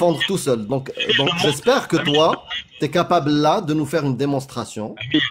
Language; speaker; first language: French; native; French